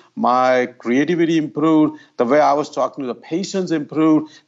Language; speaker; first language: English; non-native, local second language; Gujarati